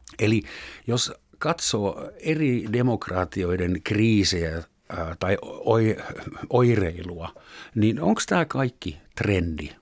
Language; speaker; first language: Finnish; native; Finnish